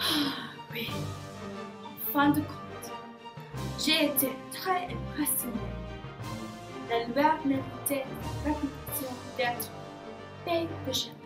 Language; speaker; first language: French; non-native, learner; English